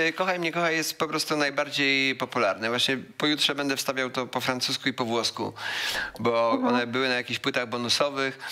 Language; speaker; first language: Polish; native; Polish